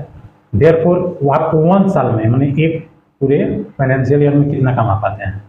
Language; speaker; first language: Hindi; native; Hindi